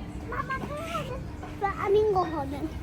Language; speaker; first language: Swedish; early bilingual, other home language; Mongolian